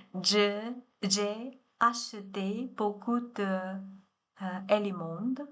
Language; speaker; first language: French; non-native, learner; Chinese